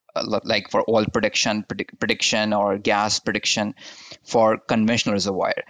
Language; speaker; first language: English; non-native, local second language; Hindi